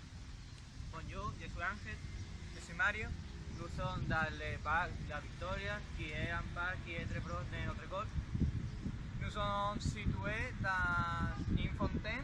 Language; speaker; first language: French; non-native, learner; Spanish